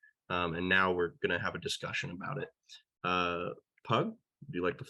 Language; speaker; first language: English; native; English